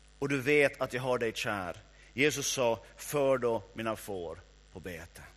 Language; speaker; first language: Swedish; native; Swedish